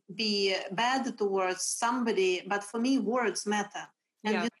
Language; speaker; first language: English; non-native, fluent; Russian